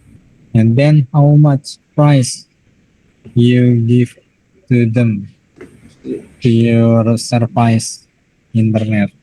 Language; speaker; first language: English; non-native, learner; Indonesian